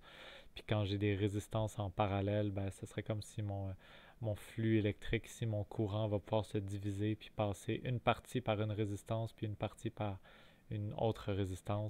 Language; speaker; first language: French; native; French